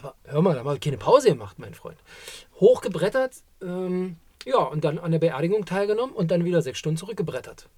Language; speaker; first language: German; native; German